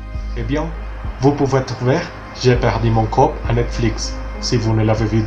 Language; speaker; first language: French; non-native, learner; Spanish